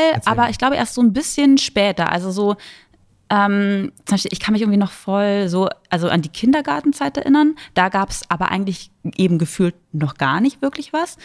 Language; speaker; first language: German; native; German